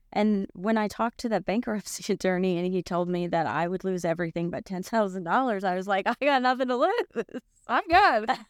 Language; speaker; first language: English; native; English